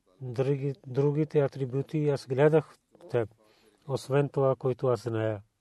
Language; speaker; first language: Bulgarian; non-native, learner; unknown